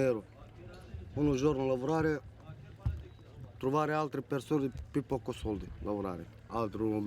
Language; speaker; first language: Italian; non-native, learner; Bulgarian